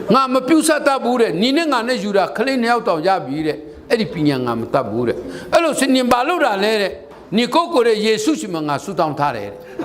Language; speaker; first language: Burmese; non-native, local second language; Hakha Chin